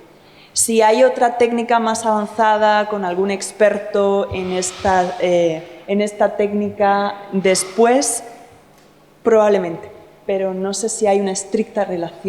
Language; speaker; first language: Spanish; native; Spanish